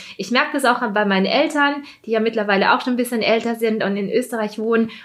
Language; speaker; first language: German; early bilingual, other home language; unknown